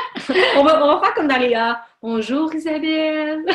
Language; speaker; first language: French; native; French